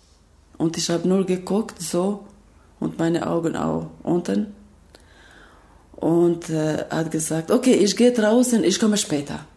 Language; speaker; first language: German; non-native, learner; Albanian